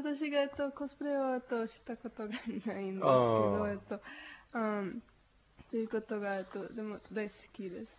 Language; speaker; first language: Japanese; non-native, learner; Spanish